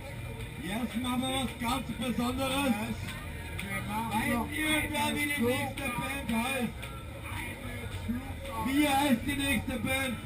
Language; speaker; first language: German; native; German